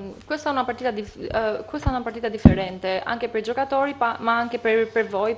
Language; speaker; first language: Italian; non-native, fluent; Albanian